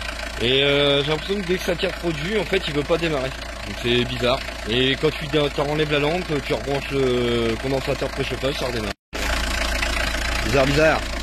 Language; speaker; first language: French; native; French